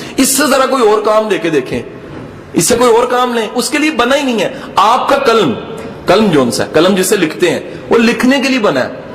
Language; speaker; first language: Urdu; non-native, local second language; Punjabi